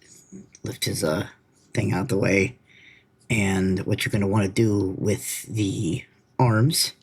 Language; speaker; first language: English; native; English